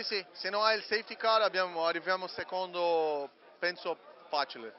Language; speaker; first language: Italian; non-native, learner; Portuguese